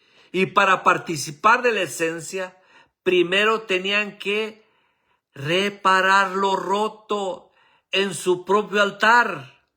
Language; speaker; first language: Spanish; native; Spanish